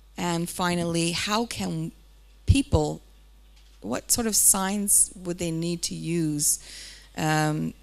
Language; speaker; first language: English; native; English